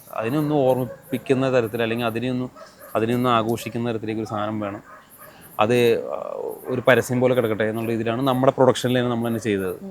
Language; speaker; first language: Malayalam; native; Malayalam